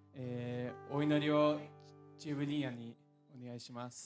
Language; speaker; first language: Japanese; early bilingual, other home language; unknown